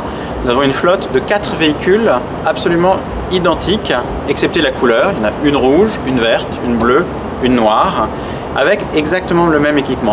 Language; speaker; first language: French; native; French